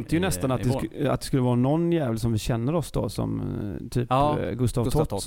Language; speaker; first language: Swedish; native; Swedish